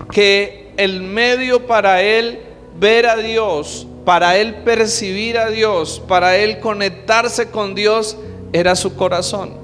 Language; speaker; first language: Spanish; native; Spanish